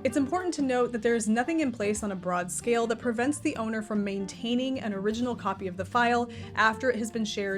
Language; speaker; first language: English; native; English